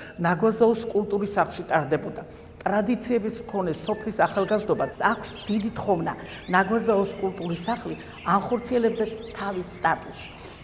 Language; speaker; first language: Georgian; native; Georgian